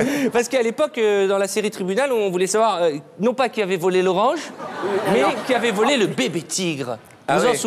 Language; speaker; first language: French; native; French